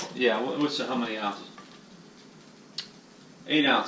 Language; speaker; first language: English; native; English